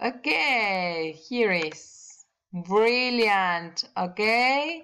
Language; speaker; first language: English; non-native, learner; Spanish